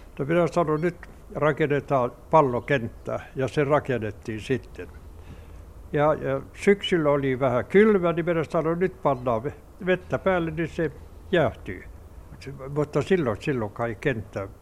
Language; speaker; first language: Finnish; non-native, local second language; Swedish